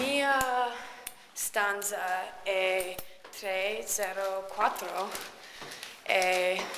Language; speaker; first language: Italian; non-native, learner; English